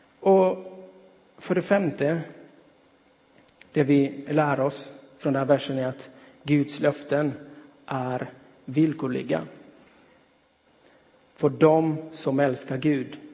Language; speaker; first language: Swedish; non-native, fluent; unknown